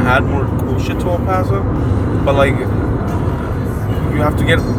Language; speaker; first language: English; non-native, fluent; Spanish